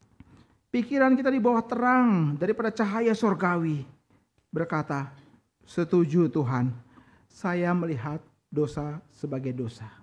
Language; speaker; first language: Indonesian; native; Indonesian